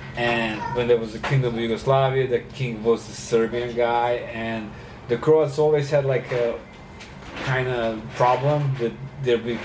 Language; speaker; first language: English; non-native, fluent; Serbian